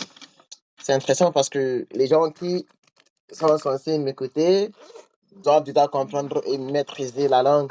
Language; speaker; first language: French; non-native, learner; English